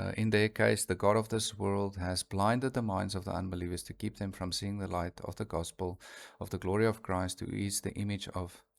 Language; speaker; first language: English; non-native, local second language; Afrikaans